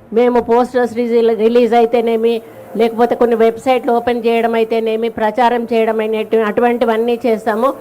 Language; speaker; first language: Telugu; native; Telugu